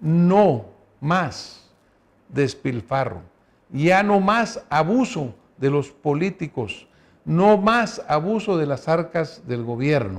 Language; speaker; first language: Spanish; native; Spanish